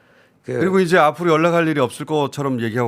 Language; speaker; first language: Korean; native; Korean